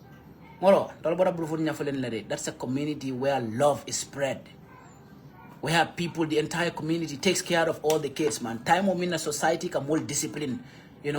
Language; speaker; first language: English; non-native, local second language; Wolof